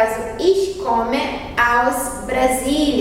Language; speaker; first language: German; non-native, fluent; Portuguese